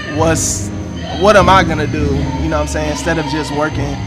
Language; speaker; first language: English; native; English